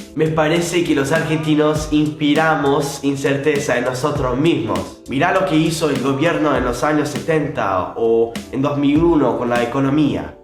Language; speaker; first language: Spanish; non-native, fluent; English